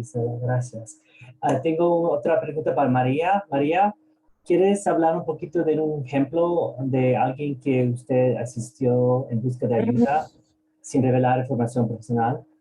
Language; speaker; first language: Spanish; early bilingual, heritage; Spanish